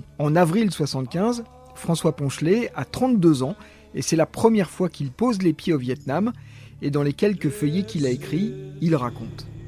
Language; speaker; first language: French; native; French